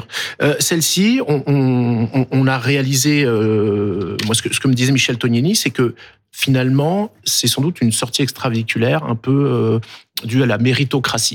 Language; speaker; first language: French; native; French